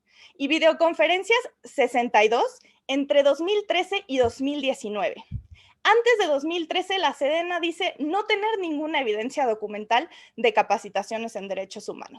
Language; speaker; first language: Spanish; native; Spanish